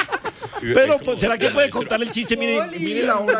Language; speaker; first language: Spanish; native; Spanish